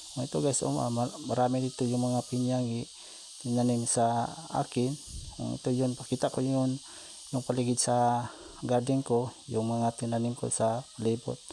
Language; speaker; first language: Filipino; non-native, local second language; Cebuano